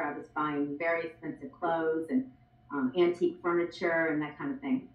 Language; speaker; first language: English; native; English